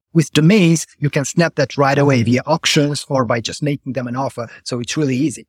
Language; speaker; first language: English; non-native, fluent; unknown